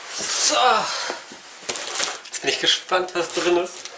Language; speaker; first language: German; native; German